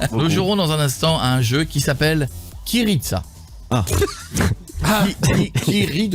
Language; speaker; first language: French; native; French